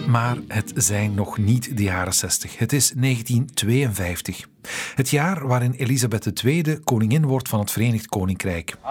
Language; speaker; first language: Dutch; native; Dutch